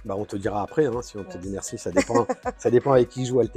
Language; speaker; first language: French; native; French